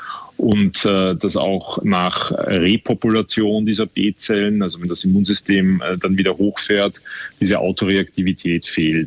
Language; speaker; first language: German; native; German